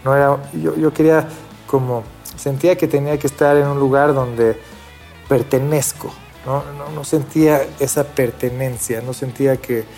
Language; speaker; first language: Spanish; early bilingual, other home language; Hebrew